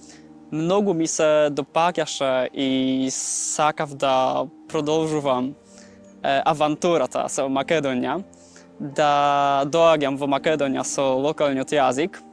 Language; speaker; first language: Macedonian; non-native, learner; Polish